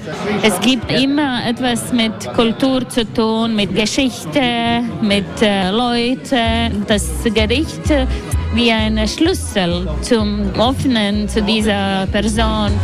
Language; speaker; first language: German; non-native, fluent; Latvian